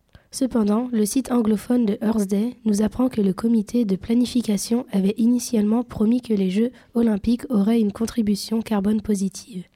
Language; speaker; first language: French; native; French